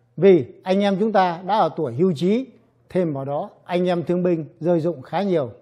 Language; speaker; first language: Vietnamese; native; Vietnamese